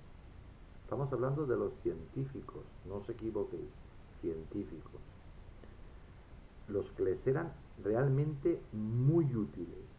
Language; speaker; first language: Spanish; native; Spanish